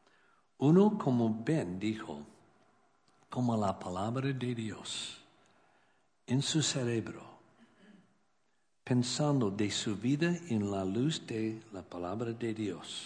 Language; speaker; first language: Spanish; non-native, learner; English